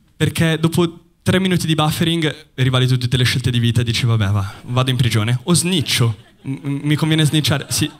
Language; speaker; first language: Italian; native; Italian